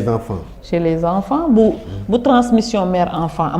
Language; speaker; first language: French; non-native, local second language; Wolof